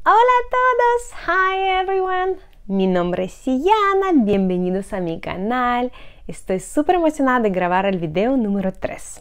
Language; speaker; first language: Spanish; non-native, fluent; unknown